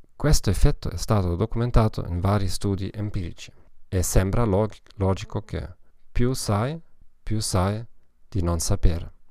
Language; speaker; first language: Italian; non-native, learner; German